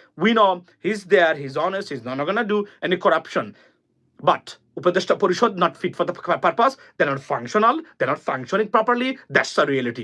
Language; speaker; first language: English; non-native, local second language; Bangla